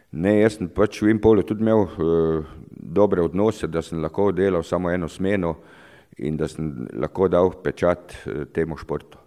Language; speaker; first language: Slovenian; native; Slovenian